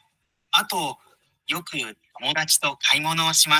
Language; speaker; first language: Japanese; non-native, learner; Bangla